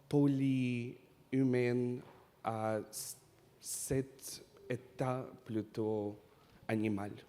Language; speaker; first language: French; non-native, fluent; Russian